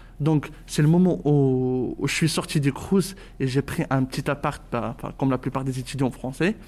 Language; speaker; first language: French; non-native, local second language; Arabic